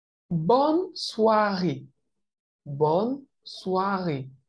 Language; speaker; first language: French; native; French